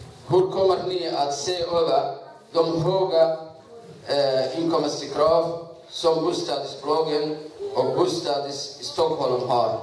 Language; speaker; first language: Swedish; non-native, learner; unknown